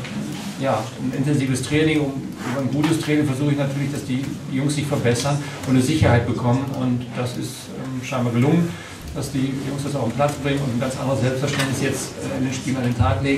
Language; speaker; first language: German; native; German